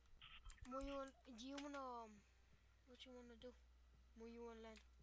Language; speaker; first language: English; native; English